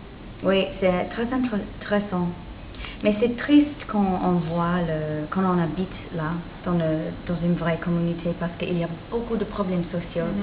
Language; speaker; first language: French; non-native, fluent; English